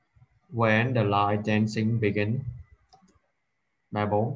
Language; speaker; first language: English; non-native, learner; Vietnamese